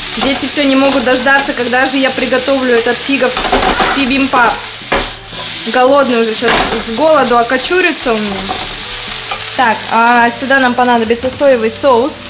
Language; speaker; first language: Russian; native; Russian